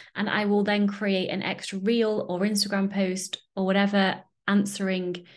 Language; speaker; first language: English; native; English